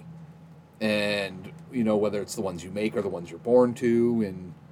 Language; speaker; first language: English; native; English